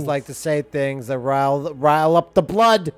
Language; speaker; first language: English; native; English